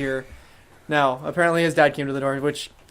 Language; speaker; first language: English; native; English